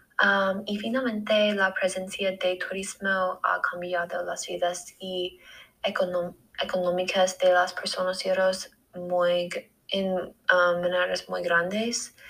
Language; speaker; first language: Spanish; non-native, learner; English